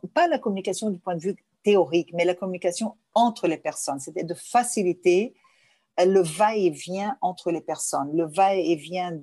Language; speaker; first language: French; non-native, fluent; Portuguese